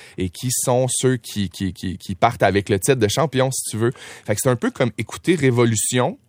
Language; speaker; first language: French; native; French